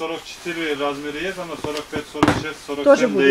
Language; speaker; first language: Russian; non-native, learner; Turkish